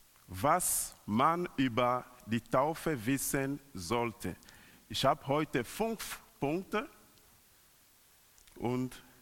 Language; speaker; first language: German; non-native, learner; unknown